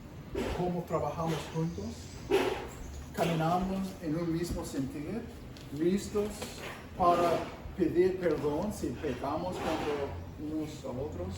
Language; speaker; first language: Spanish; non-native, fluent; English